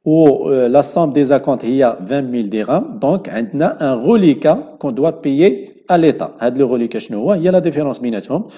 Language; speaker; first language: French; non-native, local second language; Arabic